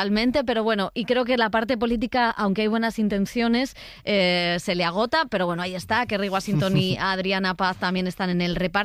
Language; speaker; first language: Spanish; native; Spanish